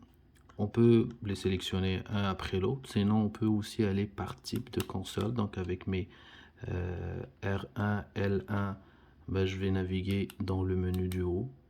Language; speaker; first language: French; native; French